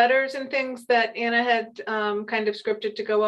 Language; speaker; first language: English; native; English